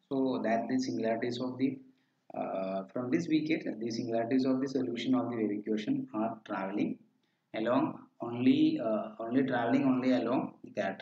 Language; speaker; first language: English; non-native, local second language; Malayalam